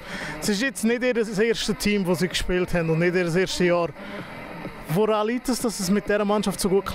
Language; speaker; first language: German; native; German